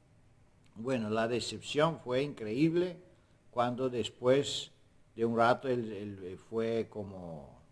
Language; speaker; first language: Spanish; non-native, fluent; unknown